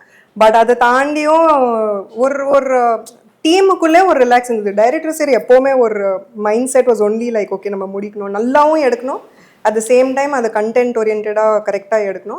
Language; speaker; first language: Tamil; non-native, fluent; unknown